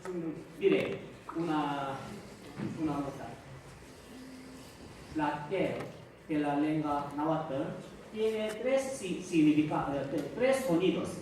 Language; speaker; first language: Spanish; non-native, fluent; Korean